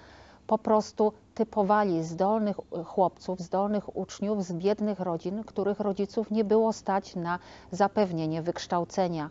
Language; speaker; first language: Polish; native; Polish